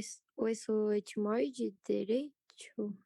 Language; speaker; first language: Spanish; non-native, learner; Portuguese